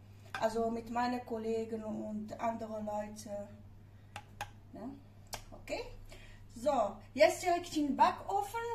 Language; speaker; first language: German; non-native, fluent; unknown